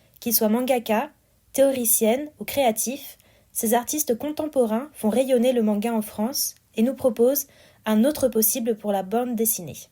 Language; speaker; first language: French; native; French